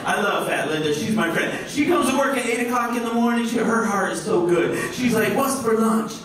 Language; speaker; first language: English; native; English